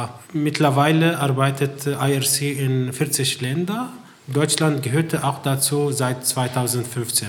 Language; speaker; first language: German; non-native, fluent; Arabic